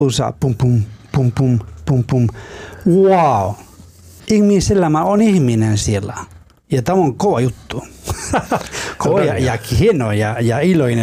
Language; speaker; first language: Finnish; non-native, fluent; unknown